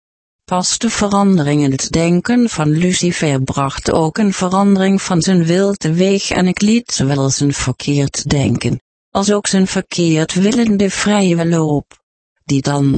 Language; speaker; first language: Dutch; native; Dutch